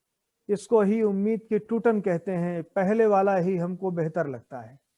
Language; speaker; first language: Hindi; native; Hindi